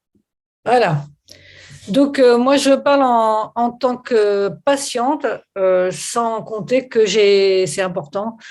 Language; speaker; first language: French; native; French